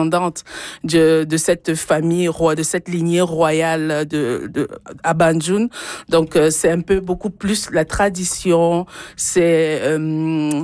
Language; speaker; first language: French; non-native, local second language; Ghomala